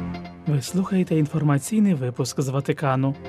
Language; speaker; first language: Ukrainian; native; Ukrainian